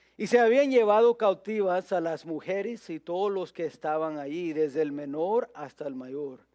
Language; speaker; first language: Spanish; early bilingual, heritage; Spanish